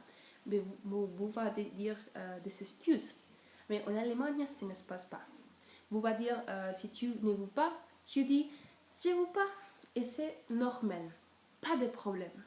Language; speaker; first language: French; non-native, learner; Spanish